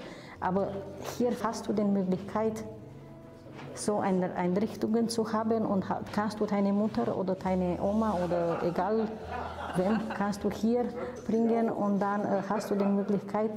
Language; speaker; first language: German; non-native, fluent; Romanian